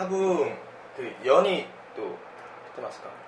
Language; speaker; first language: Japanese; non-native, fluent; Korean